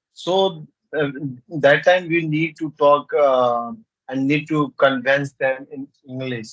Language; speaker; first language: English; non-native, learner; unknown